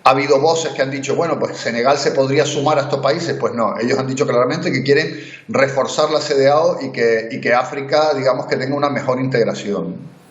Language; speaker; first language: Spanish; native; Spanish